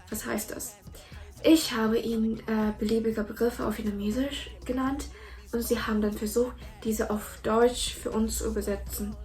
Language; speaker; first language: German; early bilingual, other home language; Vietnamese